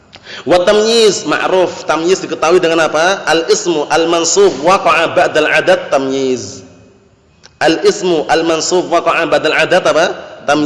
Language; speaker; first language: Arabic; non-native, learner; Indonesian